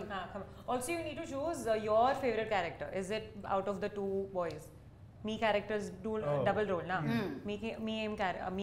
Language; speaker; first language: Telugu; non-native, learner; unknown